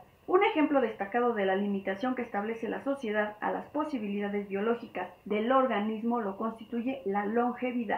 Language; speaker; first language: Spanish; native; Spanish